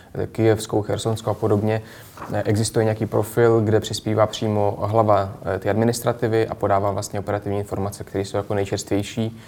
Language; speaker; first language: Czech; non-native, fluent; Russian